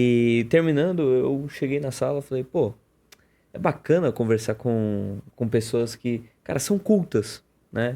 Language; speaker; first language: Portuguese; native; Portuguese